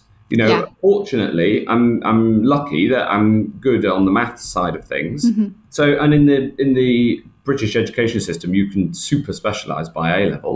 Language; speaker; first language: English; native; English